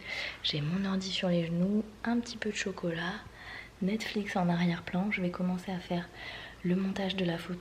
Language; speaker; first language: French; native; French